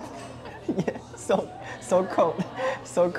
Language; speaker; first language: English; non-native, learner; Chinese